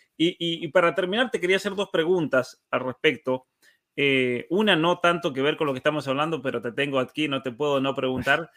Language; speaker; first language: Spanish; native; Spanish